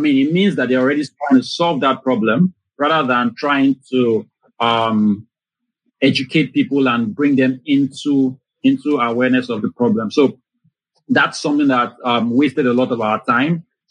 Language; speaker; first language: English; non-native, local second language; Yoruba